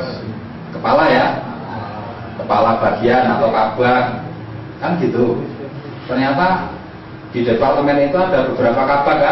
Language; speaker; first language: Indonesian; native; Indonesian